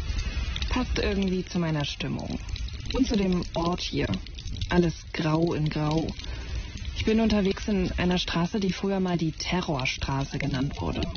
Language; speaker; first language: German; native; German